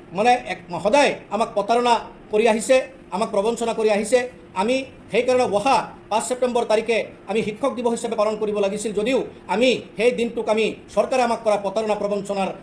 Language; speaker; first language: Assamese; native; Assamese